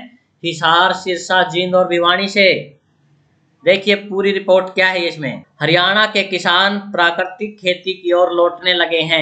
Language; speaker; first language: Hindi; native; Hindi